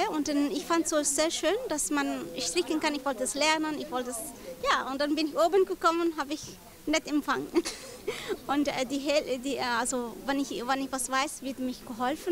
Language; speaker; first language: German; non-native, learner; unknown